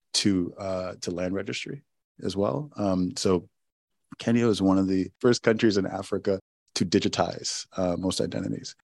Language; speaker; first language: English; non-native, local second language; Igbo